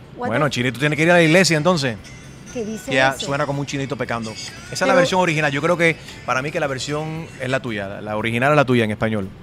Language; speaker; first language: Spanish; early bilingual, heritage; Spanish